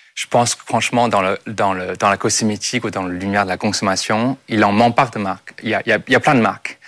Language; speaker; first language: French; non-native, fluent; Chinese